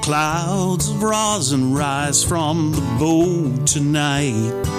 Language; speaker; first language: English; native; English